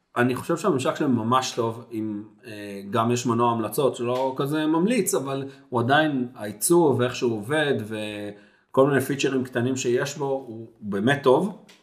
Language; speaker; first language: Hebrew; native; Hebrew